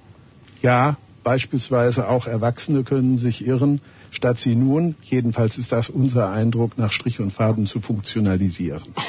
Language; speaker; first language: German; native; German